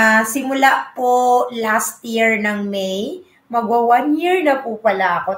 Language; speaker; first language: Filipino; native; Filipino